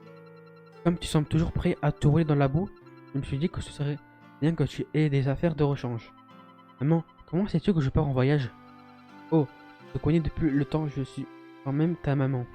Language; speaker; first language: French; native; French